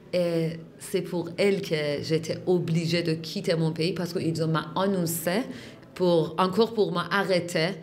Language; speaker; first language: French; non-native, fluent; Persian